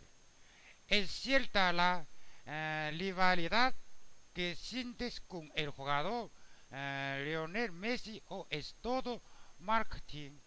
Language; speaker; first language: Spanish; non-native, learner; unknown